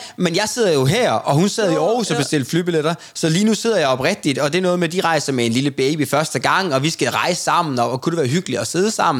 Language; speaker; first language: Danish; native; Danish